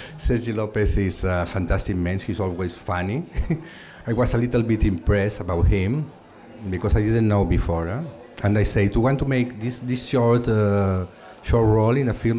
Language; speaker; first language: English; non-native, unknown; Catalan